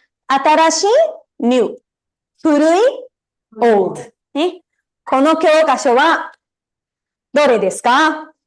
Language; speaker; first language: Japanese; non-native, fluent; Tamil